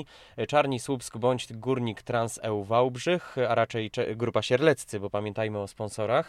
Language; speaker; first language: Polish; native; Polish